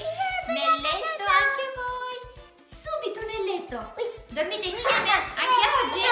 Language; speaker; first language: Italian; native; Italian